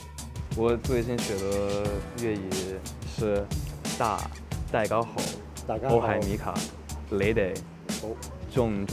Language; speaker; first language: Chinese; non-native, fluent; English